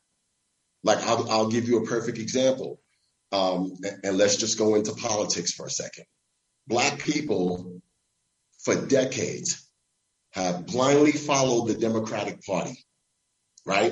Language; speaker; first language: English; native; English